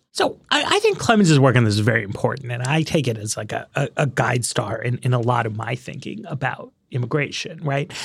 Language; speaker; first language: English; native; English